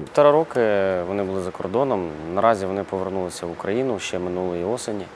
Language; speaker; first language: Ukrainian; non-native, local second language; Russian